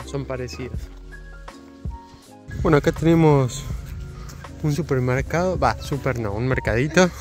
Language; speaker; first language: Spanish; native; Spanish